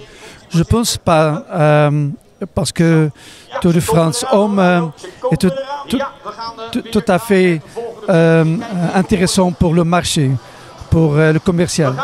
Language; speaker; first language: French; non-native, fluent; Dutch